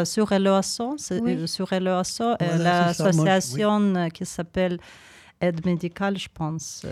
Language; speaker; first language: French; non-native, fluent; Ukrainian